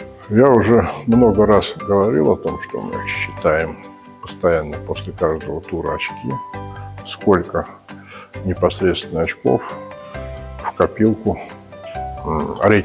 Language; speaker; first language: Russian; native; Russian